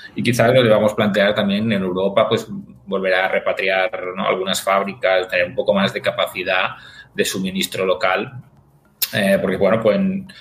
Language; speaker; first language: Spanish; native; Spanish